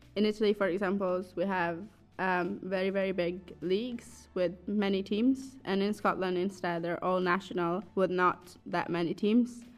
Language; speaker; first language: English; non-native, fluent; Italian